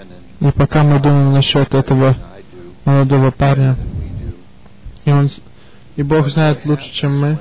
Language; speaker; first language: Russian; early bilingual, heritage; Russian